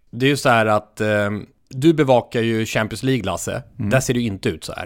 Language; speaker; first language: Swedish; native; Swedish